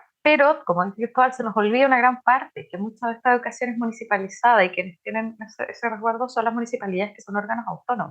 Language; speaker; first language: Spanish; native; Spanish